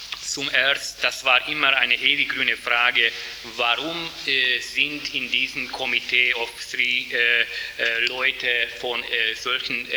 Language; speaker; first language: German; non-native, fluent; Hungarian